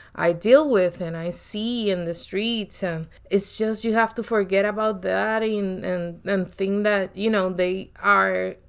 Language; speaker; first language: English; non-native, fluent; Spanish